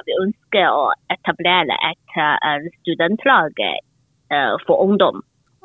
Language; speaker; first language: Norwegian; non-native, learner; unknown